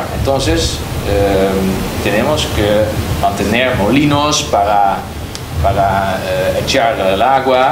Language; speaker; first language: Spanish; non-native, learner; Dutch